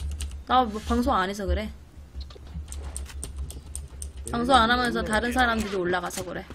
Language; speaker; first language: Korean; native; Korean